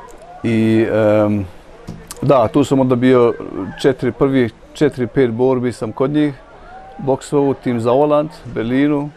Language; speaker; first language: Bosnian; early bilingual, heritage; Bosnian